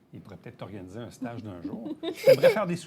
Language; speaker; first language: French; native; French